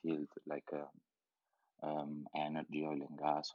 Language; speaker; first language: English; non-native, fluent; Italian